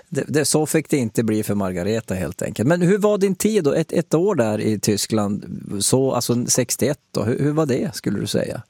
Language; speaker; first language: Swedish; native; Swedish